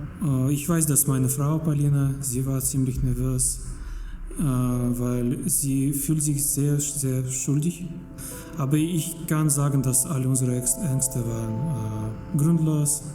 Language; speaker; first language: German; non-native, fluent; Russian